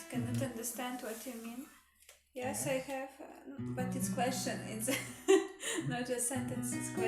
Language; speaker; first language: English; non-native, learner; Russian